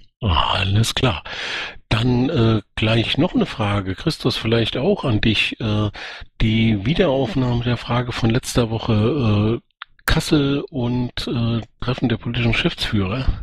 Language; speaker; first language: German; native; German